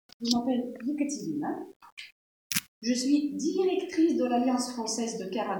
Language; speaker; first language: French; non-native, fluent; Russian